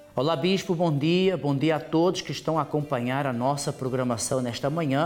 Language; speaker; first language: Portuguese; native; Portuguese